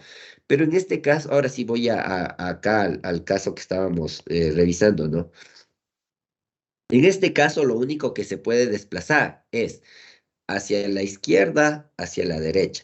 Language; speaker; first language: Spanish; native; Spanish